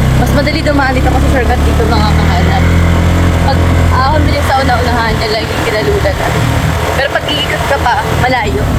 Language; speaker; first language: Filipino; native; Filipino